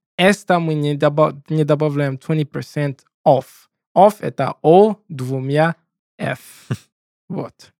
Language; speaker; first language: Russian; non-native, learner; English